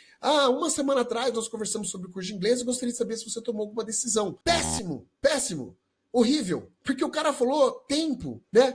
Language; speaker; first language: Portuguese; native; Portuguese